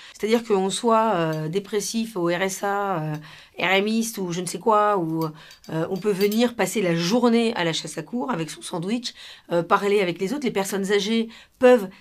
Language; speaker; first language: French; non-native, fluent; Spanish